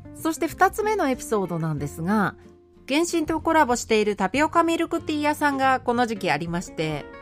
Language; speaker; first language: Japanese; native; Japanese